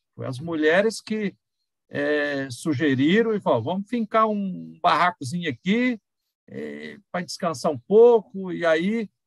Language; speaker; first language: Portuguese; native; Portuguese